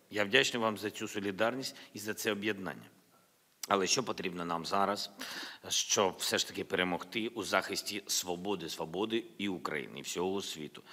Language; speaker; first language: Ukrainian; non-native, local second language; Russian